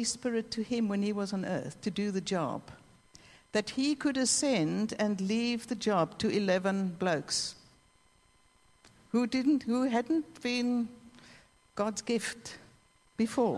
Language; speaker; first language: English; native; English